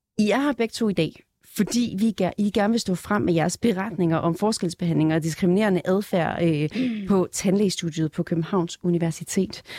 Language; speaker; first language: Danish; native; Danish